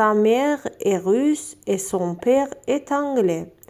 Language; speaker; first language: French; non-native, fluent; Azerbaijani